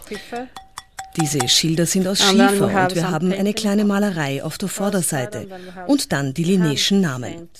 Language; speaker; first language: German; non-native, learner; Swedish